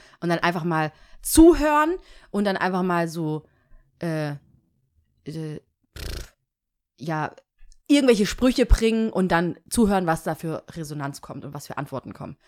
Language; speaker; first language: German; early bilingual, other home language; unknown